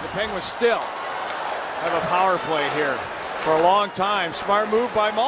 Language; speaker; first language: English; native; English